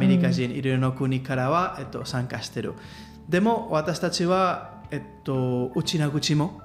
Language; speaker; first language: Japanese; non-native, learner; Catalan